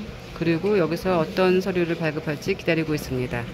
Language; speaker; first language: Korean; native; Korean